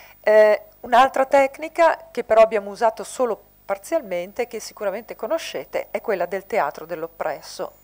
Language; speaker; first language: Italian; native; Italian